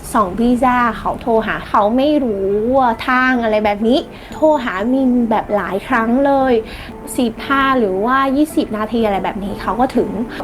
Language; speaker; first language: Thai; non-native, learner; Vietnamese